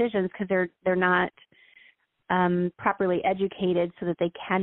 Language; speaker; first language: English; native; English